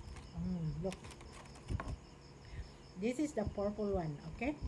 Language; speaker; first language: English; non-native, local second language; Cebuano